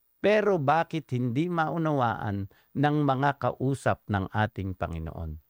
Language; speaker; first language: Filipino; native; Filipino